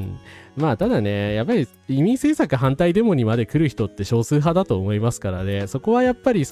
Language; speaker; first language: Japanese; native; Japanese